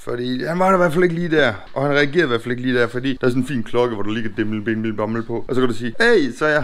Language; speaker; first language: Danish; native; Danish